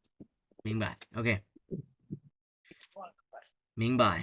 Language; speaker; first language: Chinese; non-native, fluent; Bangla